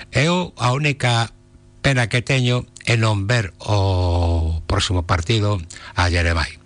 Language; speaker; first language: Galician; non-native, local second language; Spanish